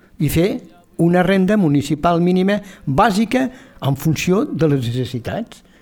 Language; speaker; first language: Catalan; native; Catalan